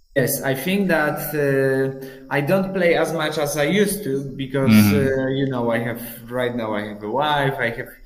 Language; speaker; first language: English; non-native, fluent; Polish